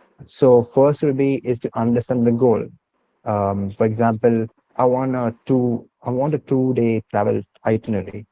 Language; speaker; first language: English; non-native, local second language; Malayalam